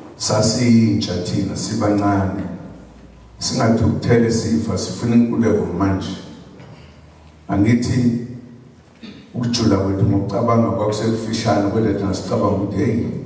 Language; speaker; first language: Zulu; native; Zulu